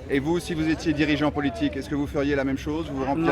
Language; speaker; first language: French; native; French